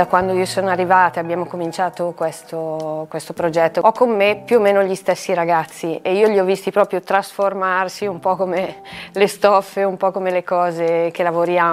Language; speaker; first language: Italian; native; Italian